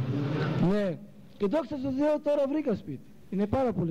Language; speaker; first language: Greek; non-native, local second language; Russian